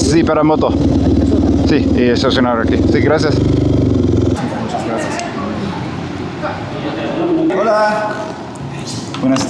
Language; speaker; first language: Spanish; non-native, learner; German